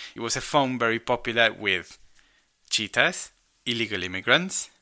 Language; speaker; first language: English; non-native, fluent; Spanish